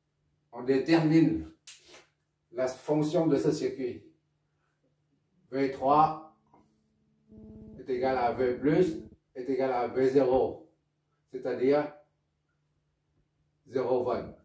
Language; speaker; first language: French; non-native, local second language; Arabic